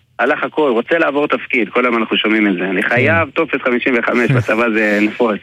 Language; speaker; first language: Hebrew; early bilingual, other home language; English